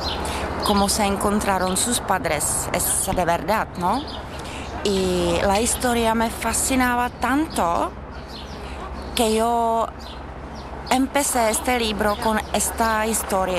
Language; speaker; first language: Spanish; non-native, learner; Czech